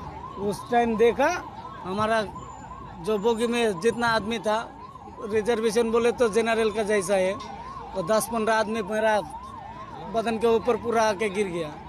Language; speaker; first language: Hindi; non-native, local second language; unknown